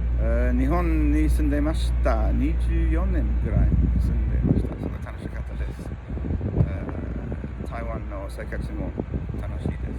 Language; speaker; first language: Japanese; non-native, fluent; English